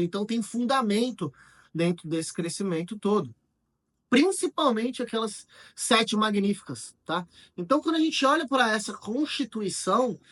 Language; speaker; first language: Portuguese; native; Portuguese